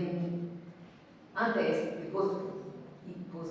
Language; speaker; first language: Spanish; non-native, learner; English